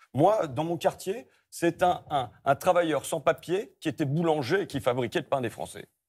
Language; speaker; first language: French; native; French